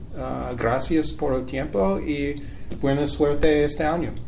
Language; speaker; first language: Spanish; non-native, learner; English